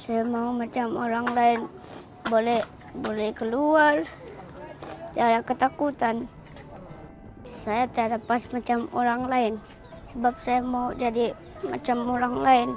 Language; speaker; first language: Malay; early bilingual, other home language; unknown